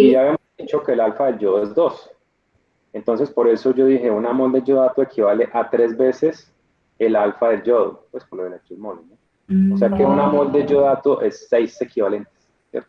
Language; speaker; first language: Spanish; native; Spanish